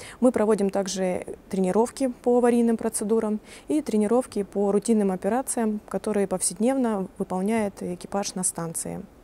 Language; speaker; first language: Russian; native; Russian